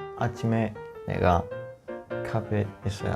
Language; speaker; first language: Korean; non-native, learner; Italian